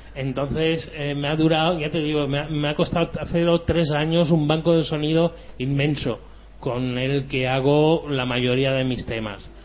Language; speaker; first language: Spanish; early bilingual, other home language; German